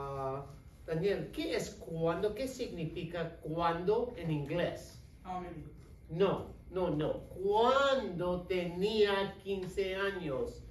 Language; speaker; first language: Spanish; non-native, fluent; English